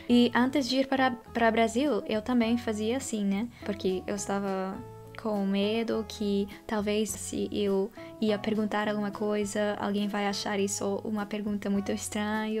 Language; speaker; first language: Portuguese; non-native, fluent; Dutch